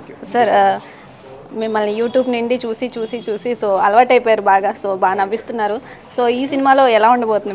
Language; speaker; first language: Telugu; native; Telugu